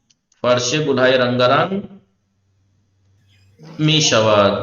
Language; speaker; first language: Persian; non-native, fluent; Urdu